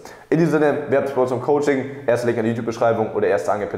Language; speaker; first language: German; native; German